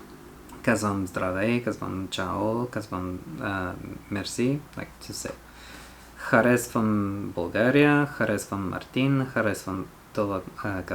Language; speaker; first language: Bulgarian; non-native, learner; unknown